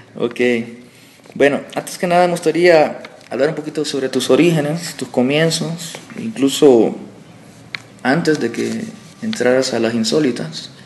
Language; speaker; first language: Spanish; native; Spanish